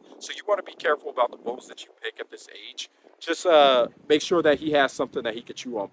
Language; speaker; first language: English; native; English